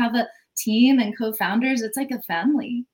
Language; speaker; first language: English; native; English